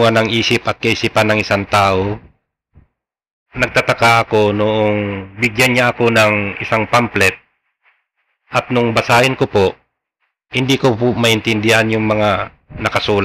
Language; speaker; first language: Filipino; non-native, local second language; Iloko